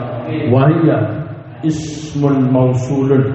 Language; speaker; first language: Arabic; non-native, fluent; Indonesian